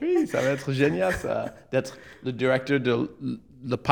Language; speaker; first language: French; non-native, learner; English